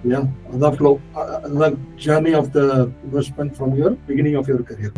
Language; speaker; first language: English; non-native, local second language; Tamil